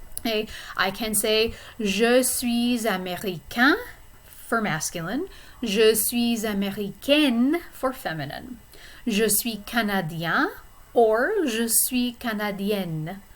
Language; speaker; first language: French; non-native, fluent; English